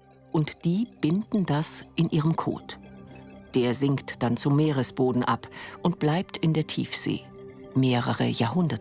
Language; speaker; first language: German; native; German